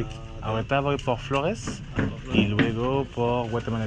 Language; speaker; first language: Spanish; non-native, learner; French